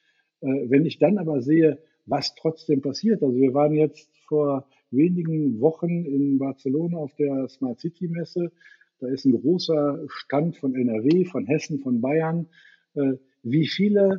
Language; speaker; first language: German; native; German